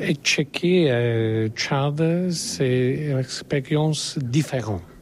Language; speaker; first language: French; non-native, learner; Polish